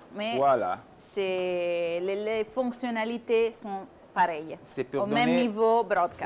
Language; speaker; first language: French; non-native, fluent; Italian